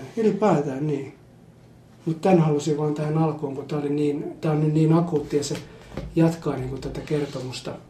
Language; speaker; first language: Finnish; native; Finnish